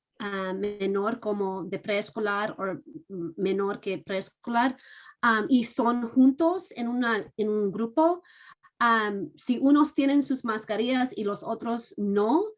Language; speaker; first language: Spanish; non-native, fluent; English